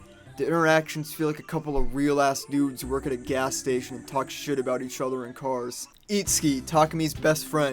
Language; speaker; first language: English; native; English